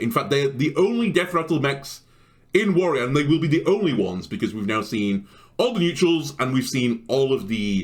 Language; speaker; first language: English; native; English